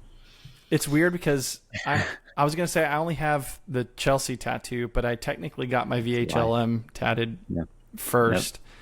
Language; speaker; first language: English; native; English